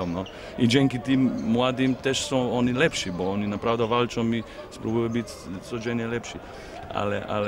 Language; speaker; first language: Polish; non-native, fluent; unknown